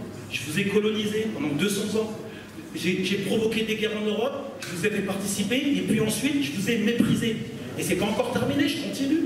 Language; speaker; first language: French; native; French